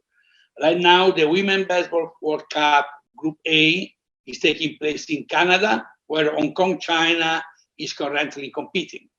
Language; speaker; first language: English; non-native, fluent; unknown